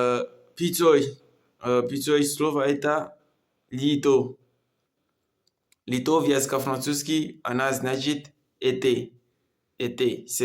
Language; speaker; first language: Russian; non-native, learner; Comorian